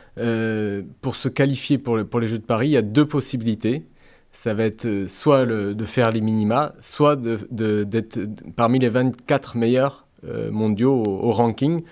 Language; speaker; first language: French; native; French